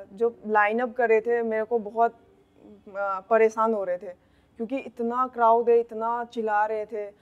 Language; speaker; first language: Hindi; non-native, local second language; Manipuri